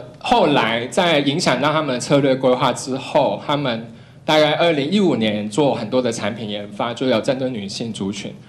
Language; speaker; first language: Chinese; non-native, local second language; Cantonese